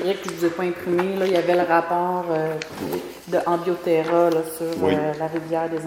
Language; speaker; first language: French; native; French